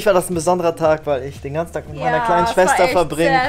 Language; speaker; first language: German; native; German